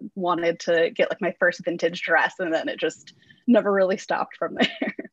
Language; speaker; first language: English; native; English